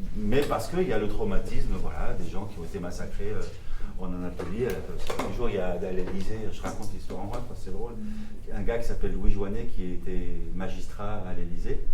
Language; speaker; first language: French; non-native, local second language; Armenian